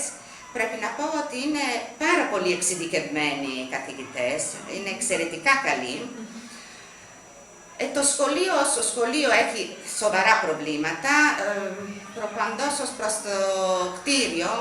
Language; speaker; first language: Greek; non-native, fluent; Italian